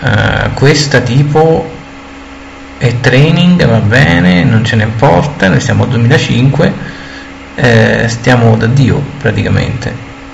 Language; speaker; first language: Italian; native; Italian